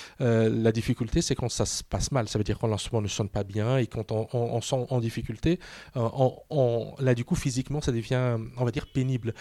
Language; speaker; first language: French; non-native, fluent; Portuguese